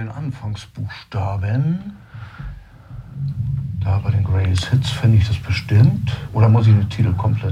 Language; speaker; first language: German; native; German